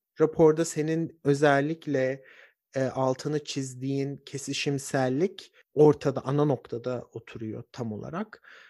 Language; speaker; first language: Turkish; native; Turkish